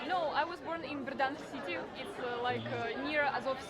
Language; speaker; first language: English; non-native, learner; Ukrainian